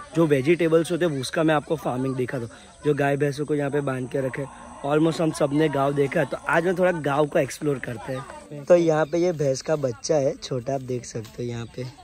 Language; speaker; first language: Hindi; non-native, local second language; Gujarati